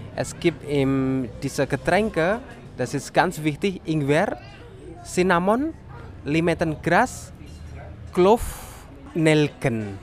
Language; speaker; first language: German; non-native, learner; Javanese